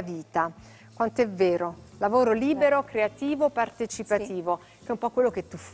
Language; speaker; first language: Italian; native; Italian